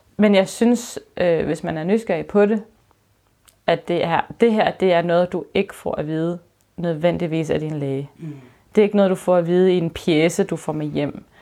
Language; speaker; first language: Danish; early bilingual, other home language; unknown